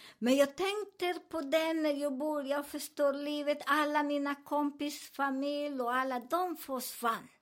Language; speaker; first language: Swedish; non-native, learner; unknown